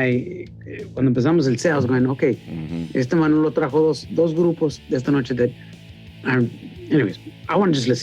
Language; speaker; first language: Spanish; early bilingual, heritage; Spanish